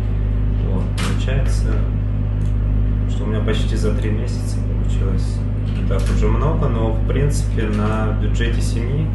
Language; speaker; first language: Russian; native; Russian